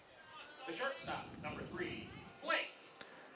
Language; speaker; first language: English; native; English